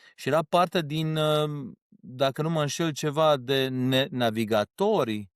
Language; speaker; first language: Romanian; early bilingual, heritage; Romanian